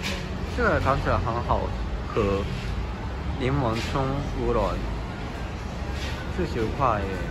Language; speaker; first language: Chinese; non-native, fluent; Japanese